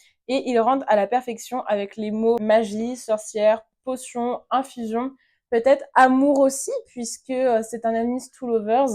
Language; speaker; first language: French; native; French